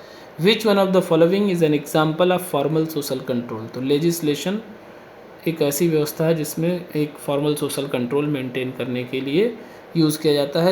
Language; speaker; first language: Hindi; native; Hindi